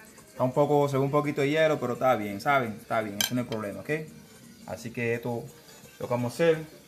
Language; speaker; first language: Spanish; native; Spanish